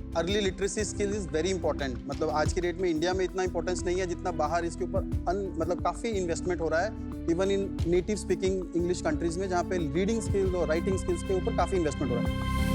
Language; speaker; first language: Hindi; native; Hindi